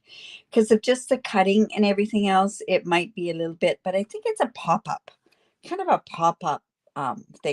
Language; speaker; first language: English; native; English